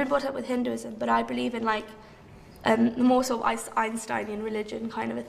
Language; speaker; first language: English; native; English